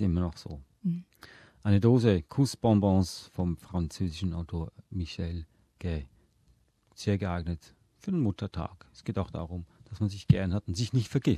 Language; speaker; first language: German; native; German